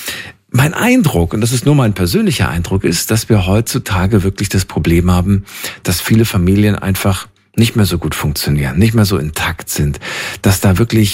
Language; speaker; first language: German; native; German